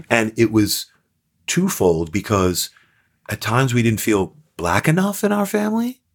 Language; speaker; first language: English; native; English